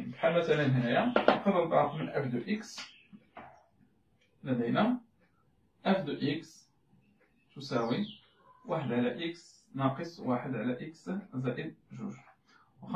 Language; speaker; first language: Arabic; native; Arabic